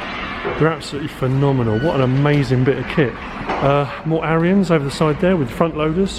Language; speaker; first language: English; native; English